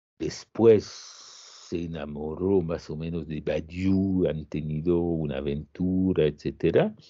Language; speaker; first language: Spanish; non-native, fluent; French